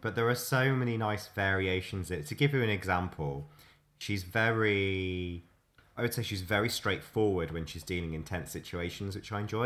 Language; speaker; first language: English; native; English